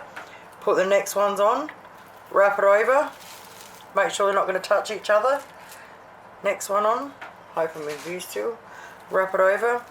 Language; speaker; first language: English; native; English